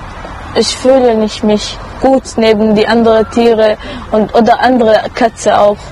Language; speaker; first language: German; non-native, learner; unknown